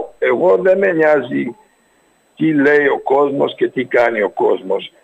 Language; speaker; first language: Greek; early bilingual, heritage; Greek